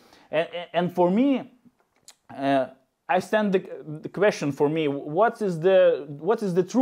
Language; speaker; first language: English; non-native, learner; Lithuanian